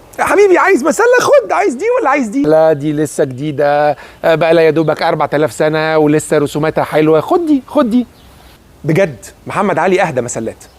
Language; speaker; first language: Arabic; native; Arabic